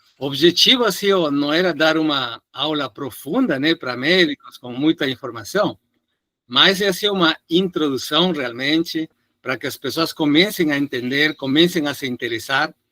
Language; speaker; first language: Portuguese; non-native, fluent; Spanish